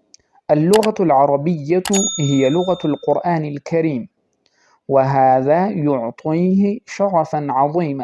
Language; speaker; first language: Arabic; non-native, fluent; Pashto